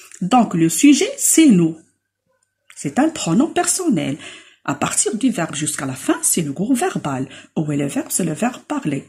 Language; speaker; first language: French; non-native, local second language; Arabic